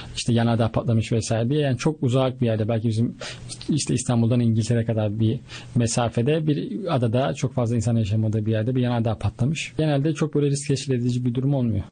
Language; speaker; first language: Turkish; native; Turkish